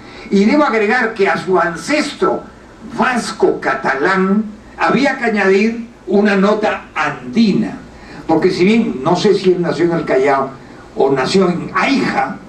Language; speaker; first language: Spanish; native; Spanish